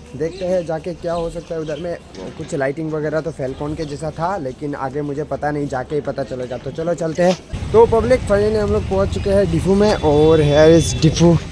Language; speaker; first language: Hindi; non-native, local second language; Assamese